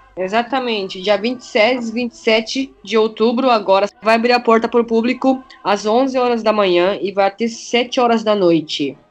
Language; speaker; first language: Portuguese; early bilingual, other home language; Japanese